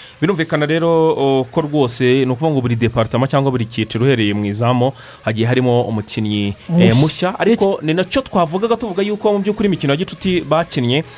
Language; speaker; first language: Kinyarwanda; native; Kinyarwanda